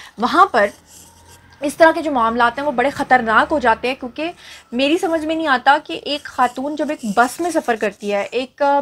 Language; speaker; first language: Urdu; native; Urdu